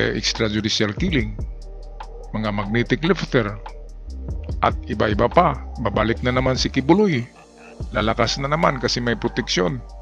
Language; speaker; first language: Filipino; non-native, local second language; Cebuano